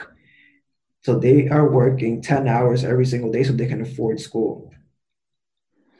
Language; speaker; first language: English; native; English